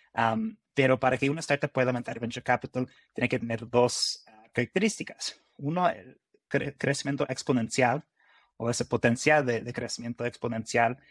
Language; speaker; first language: Spanish; non-native, fluent; English